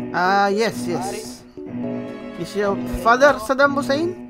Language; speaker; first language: English; non-native, local second language; Filipino